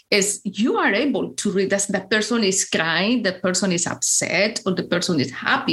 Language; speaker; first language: English; non-native, fluent; Spanish